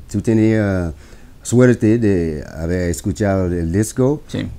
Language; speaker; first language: Spanish; non-native, learner; English